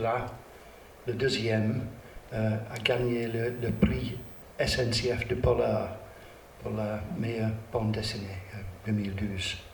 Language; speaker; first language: French; non-native, learner; English